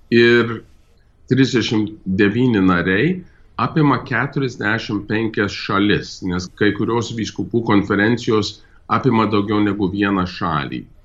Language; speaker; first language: Lithuanian; early bilingual, heritage; Lithuanian